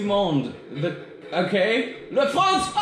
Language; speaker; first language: French; non-native, learner; English